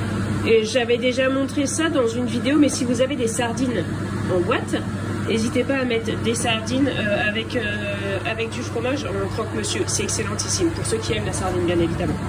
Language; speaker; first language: French; native; French